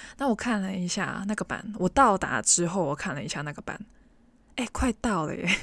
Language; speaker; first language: Chinese; non-native, local second language; Cantonese